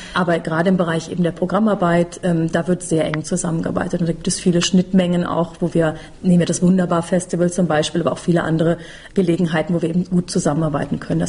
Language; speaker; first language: German; native; German